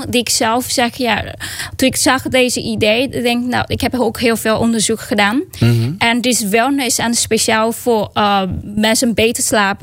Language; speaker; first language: Dutch; non-native, learner; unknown